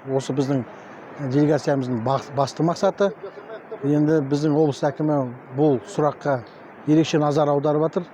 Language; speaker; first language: Kazakh; native; Kazakh